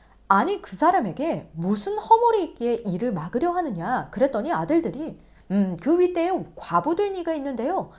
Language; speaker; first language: Korean; native; Korean